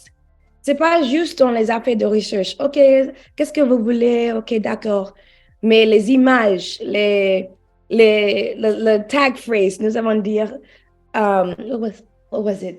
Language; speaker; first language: French; non-native, learner; English